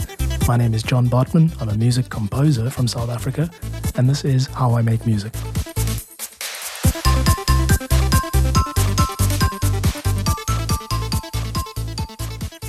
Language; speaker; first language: English; native; English